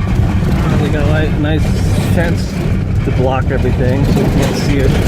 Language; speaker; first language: English; native; English